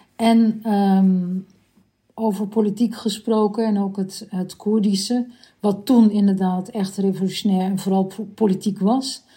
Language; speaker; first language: Dutch; early bilingual, other home language; Turkish